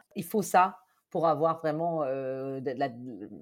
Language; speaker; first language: French; non-native, fluent; German